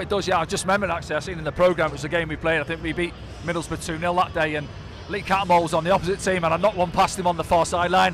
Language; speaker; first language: English; native; English